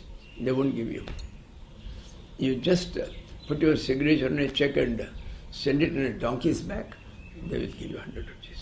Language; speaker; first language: English; non-native, local second language; Tamil